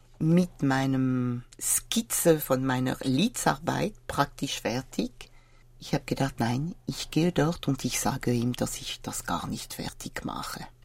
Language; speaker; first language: German; non-native, fluent; French